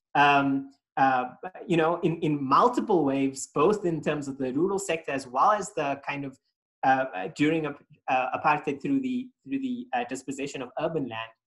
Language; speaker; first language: English; native; English